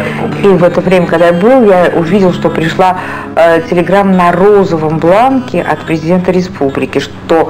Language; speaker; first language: Russian; native; Russian